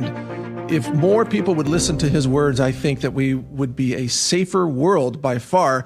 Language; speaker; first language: English; native; English